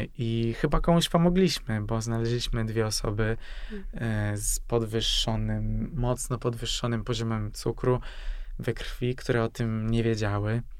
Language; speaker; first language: Polish; non-native, fluent; Hungarian